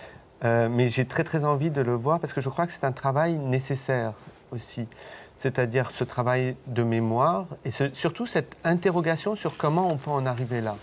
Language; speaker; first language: French; non-native, local second language; Arabic